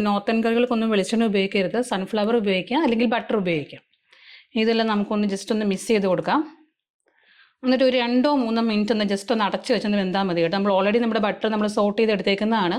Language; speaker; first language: Malayalam; native; Malayalam